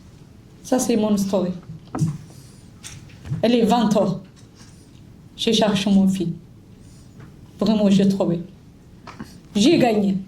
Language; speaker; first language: French; non-native, learner; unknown